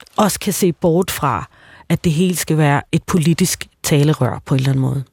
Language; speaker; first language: Danish; non-native, fluent; Swahili